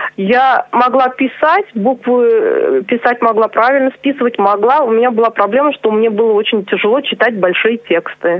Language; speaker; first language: Russian; non-native, local second language; Chuvash